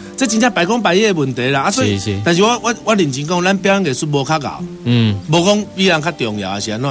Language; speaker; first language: Min Nan Chinese; native; Min Nan Chinese